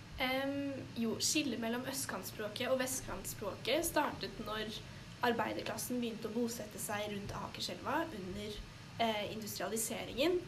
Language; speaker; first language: Norwegian; native; Norwegian